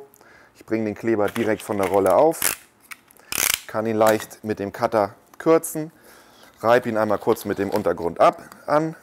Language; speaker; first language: German; native; German